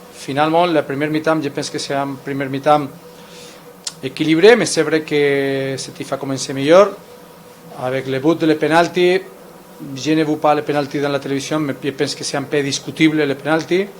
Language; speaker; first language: French; non-native, fluent; Spanish